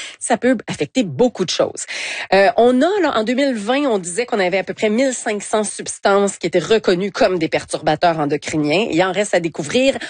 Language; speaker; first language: French; native; French